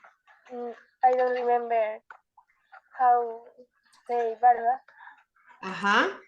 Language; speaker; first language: English; non-native, learner; Spanish